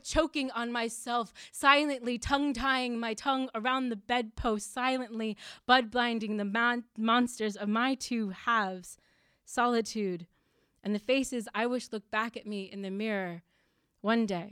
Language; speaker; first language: English; native; English